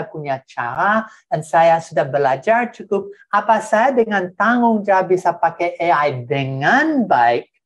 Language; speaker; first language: Indonesian; non-native, fluent; English